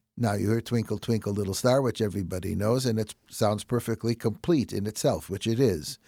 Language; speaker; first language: English; native; English